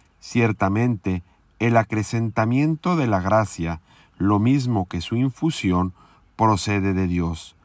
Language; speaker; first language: Spanish; native; Spanish